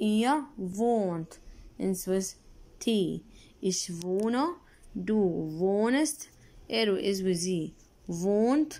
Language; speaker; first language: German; non-native, learner; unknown